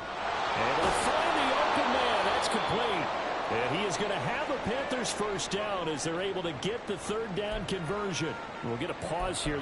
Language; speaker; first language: English; native; English